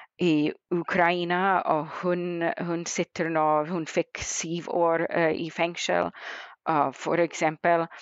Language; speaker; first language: Norwegian; non-native, fluent; English